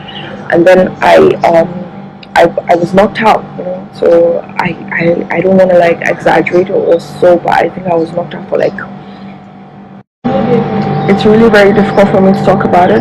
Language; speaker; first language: English; non-native, local second language; Hausa